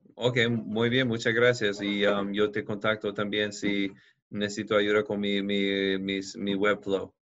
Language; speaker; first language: Spanish; non-native, fluent; English